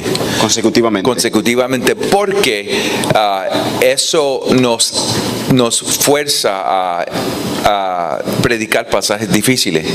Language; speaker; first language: Spanish; non-native, fluent; English